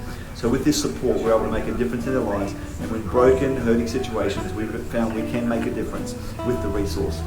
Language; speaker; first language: English; native; English